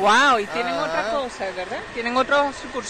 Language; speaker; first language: Spanish; native; Spanish